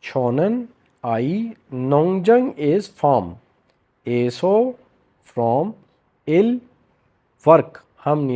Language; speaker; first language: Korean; non-native, fluent; Urdu